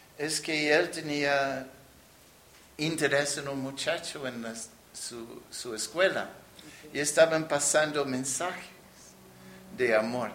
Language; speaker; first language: Spanish; non-native, fluent; English